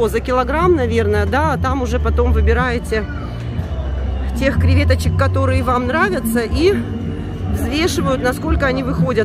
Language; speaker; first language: Russian; native; Russian